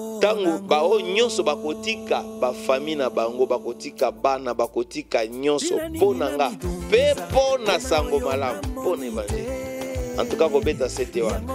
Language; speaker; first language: Lingala; non-native, local second language; Luba-Lulua